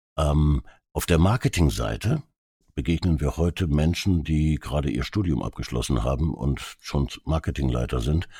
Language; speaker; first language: German; early bilingual, other home language; Hungarian